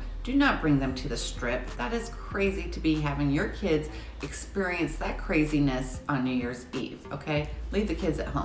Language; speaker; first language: English; native; English